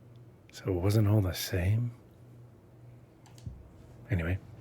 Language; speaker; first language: English; native; English